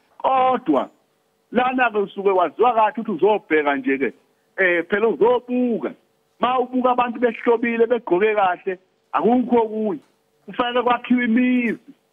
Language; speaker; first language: Zulu; native; Zulu